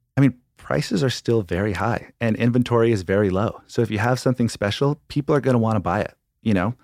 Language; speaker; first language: English; native; English